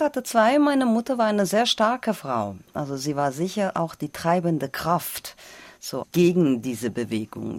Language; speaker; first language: German; non-native, fluent; Persian